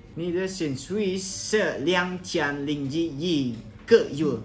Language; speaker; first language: Chinese; non-native, learner; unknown